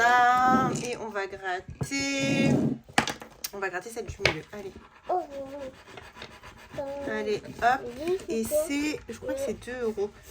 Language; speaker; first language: French; native; French